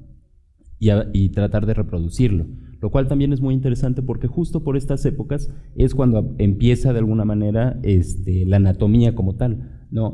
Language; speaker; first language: Spanish; native; Spanish